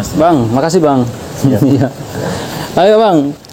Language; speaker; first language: Indonesian; native; Indonesian